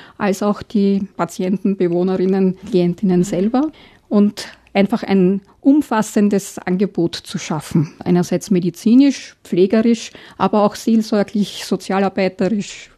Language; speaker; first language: German; native; German